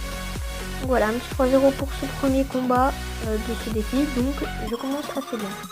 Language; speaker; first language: French; native; French